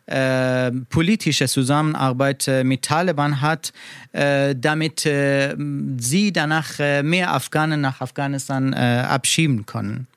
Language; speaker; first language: German; non-native, learner; Persian